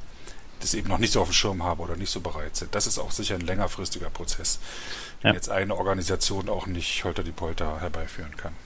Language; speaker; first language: German; native; German